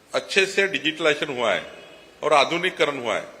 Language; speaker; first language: Hindi; non-native, local second language; Marathi